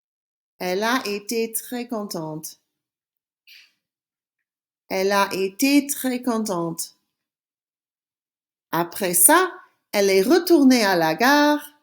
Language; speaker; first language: French; non-native, fluent; English